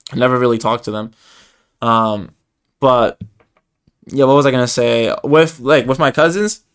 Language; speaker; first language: English; early bilingual, other home language; Spanish